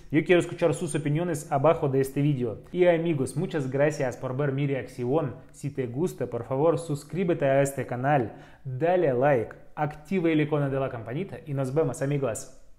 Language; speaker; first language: Spanish; non-native, learner; Russian